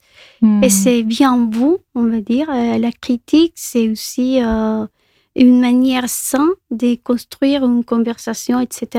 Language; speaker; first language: French; non-native, fluent; Spanish